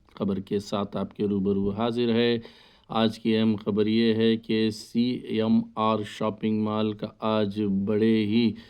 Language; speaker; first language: Urdu; native; Urdu